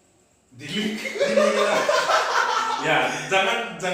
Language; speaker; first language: Indonesian; non-native, fluent; Fijian